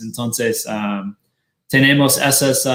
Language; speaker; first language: Spanish; non-native, fluent; Portuguese